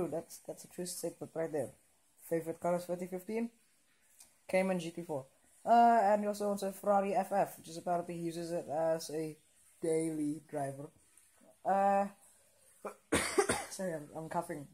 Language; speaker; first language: English; non-native, local second language; Indonesian